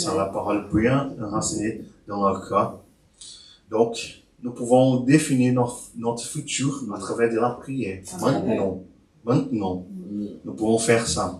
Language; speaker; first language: French; non-native, learner; Portuguese